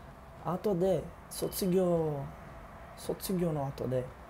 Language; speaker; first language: Japanese; non-native, learner; Portuguese